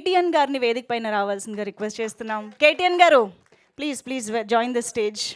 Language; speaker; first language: Telugu; native; Telugu